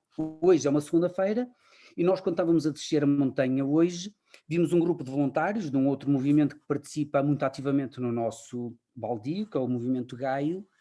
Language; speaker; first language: Portuguese; native; Portuguese